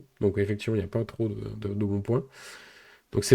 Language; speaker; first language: French; native; French